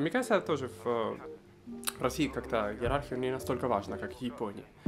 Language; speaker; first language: Russian; non-native, fluent; Spanish